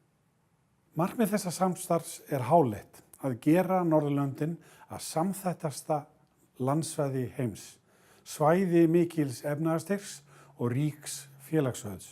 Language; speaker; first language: Icelandic; native; Icelandic